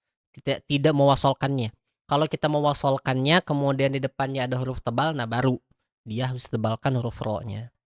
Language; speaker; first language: Indonesian; native; Indonesian